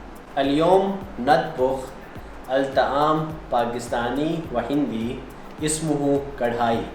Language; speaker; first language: Arabic; non-native, learner; Urdu